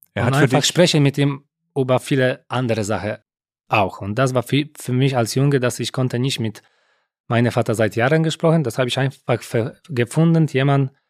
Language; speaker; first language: German; non-native, learner; Polish